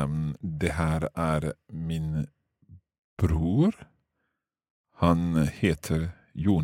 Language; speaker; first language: Swedish; non-native, learner; English